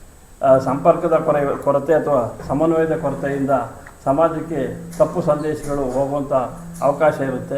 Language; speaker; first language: Kannada; native; Kannada